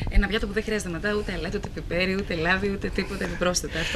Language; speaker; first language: Greek; native; Greek